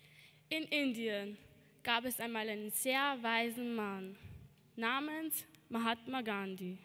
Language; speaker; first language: German; early bilingual, other home language; Albanian